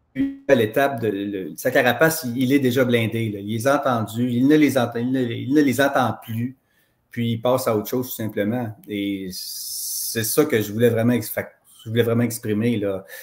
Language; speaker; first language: French; native; French